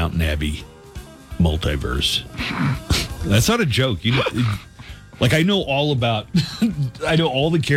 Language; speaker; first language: English; native; English